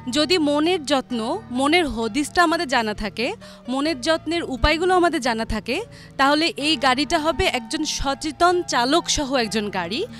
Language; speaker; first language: Bangla; native; Bangla